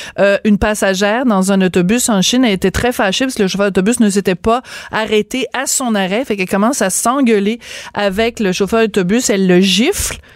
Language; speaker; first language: French; native; French